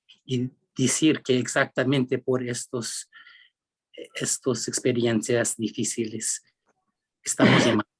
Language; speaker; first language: Spanish; early bilingual, heritage; Spanish